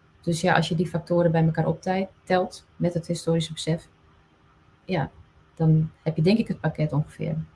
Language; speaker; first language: Dutch; non-native, local second language; Western Frisian